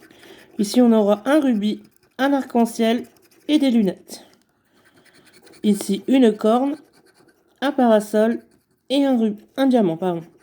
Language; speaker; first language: French; native; French